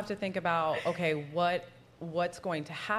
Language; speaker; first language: English; native; English